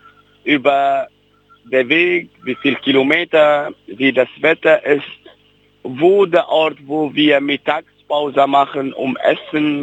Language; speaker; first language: German; non-native, fluent; Arabic